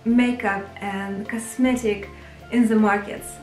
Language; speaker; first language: English; non-native, fluent; Russian